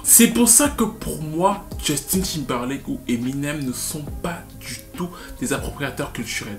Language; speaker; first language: French; native; French